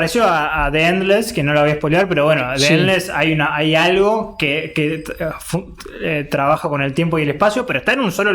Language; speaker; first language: Spanish; native; Spanish